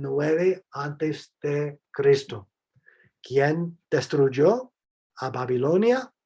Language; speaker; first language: Spanish; non-native, fluent; English